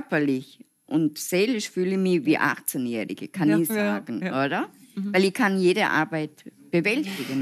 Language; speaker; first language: German; non-native, fluent; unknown